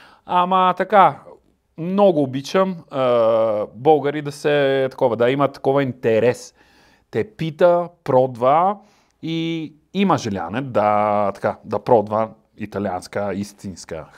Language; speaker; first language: Bulgarian; non-native, learner; Italian